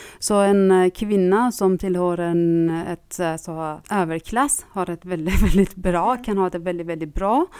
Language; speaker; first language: Swedish; non-native, fluent; Persian